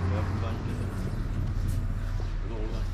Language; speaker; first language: Turkish; native; Turkish